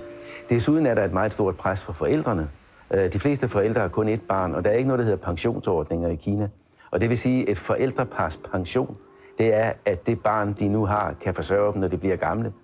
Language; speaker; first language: Danish; native; Danish